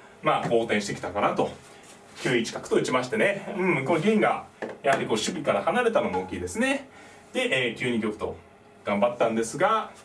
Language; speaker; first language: Japanese; native; Japanese